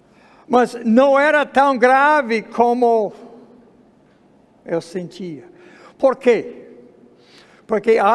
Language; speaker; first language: Portuguese; non-native, fluent; English